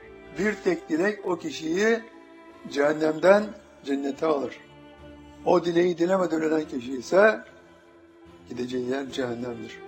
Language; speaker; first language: Turkish; native; Turkish